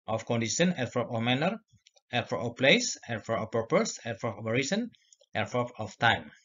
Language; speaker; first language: English; non-native, fluent; Indonesian